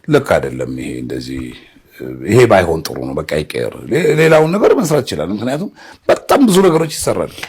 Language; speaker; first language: Amharic; native; Amharic